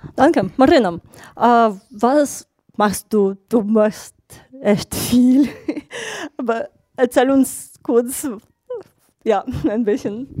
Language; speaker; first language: German; non-native, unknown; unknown